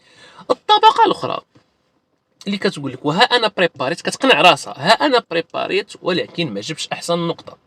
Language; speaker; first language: Arabic; native; Arabic